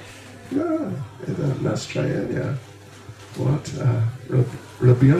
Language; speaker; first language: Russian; non-native, learner; English